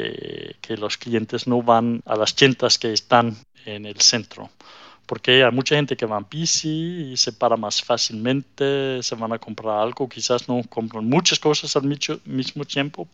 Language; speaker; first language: Spanish; non-native, fluent; Danish